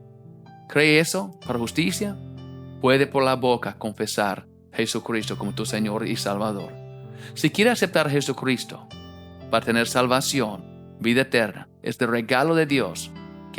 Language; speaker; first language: Spanish; non-native, fluent; English